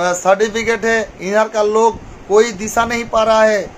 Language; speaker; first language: Hindi; non-native, local second language; Bangla